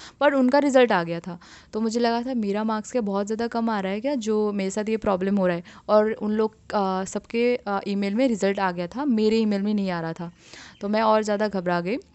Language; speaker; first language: Hindi; non-native, local second language; Assamese